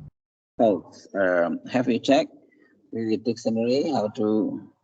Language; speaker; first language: English; non-native, fluent; Indonesian